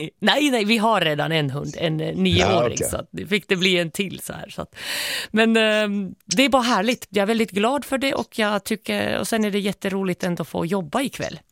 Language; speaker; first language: Swedish; native; Swedish